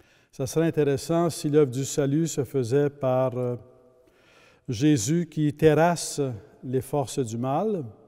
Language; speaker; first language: French; native; French